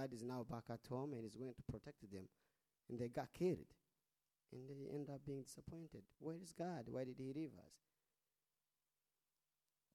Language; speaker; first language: English; non-native, local second language; Kinyarwanda